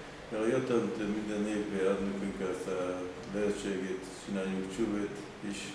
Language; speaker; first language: Hungarian; early bilingual, heritage; Hungarian